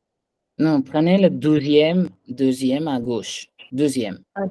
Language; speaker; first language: French; non-native, fluent; Hindi